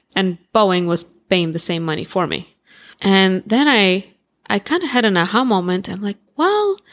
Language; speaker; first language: English; non-native, fluent; Russian